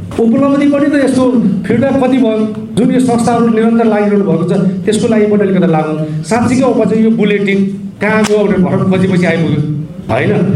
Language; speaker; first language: Nepali; non-native, local second language; Newari